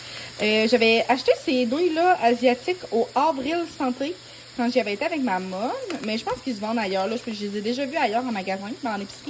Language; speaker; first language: French; native; French